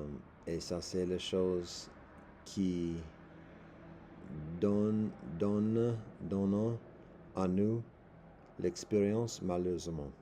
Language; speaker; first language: French; non-native, learner; English